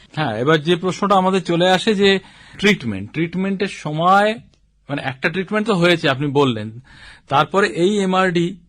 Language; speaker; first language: Bangla; native; Bangla